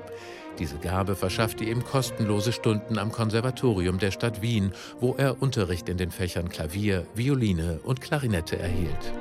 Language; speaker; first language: German; native; German